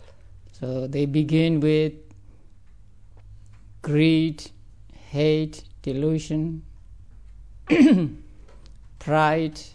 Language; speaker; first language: English; non-native, fluent; Burmese